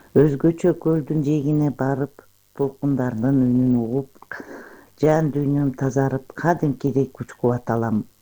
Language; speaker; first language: Kyrgyz; non-native, local second language; Uyghur